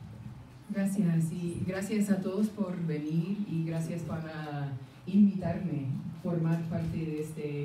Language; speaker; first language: Spanish; non-native, fluent; English